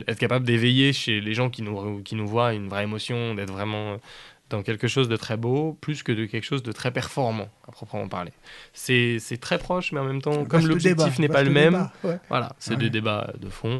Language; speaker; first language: French; native; French